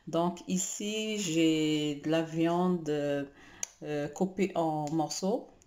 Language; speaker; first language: French; non-native, local second language; Arabic